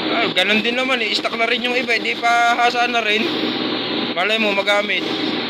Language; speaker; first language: Filipino; native; Filipino